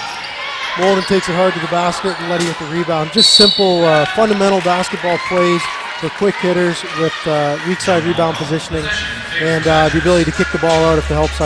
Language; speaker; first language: English; native; English